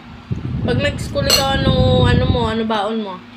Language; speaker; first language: Filipino; non-native, local second language; Hiligaynon